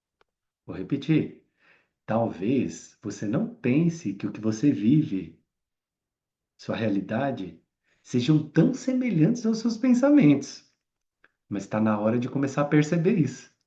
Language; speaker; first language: Portuguese; native; Portuguese